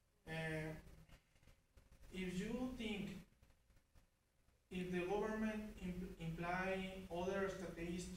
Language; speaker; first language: English; non-native, learner; Spanish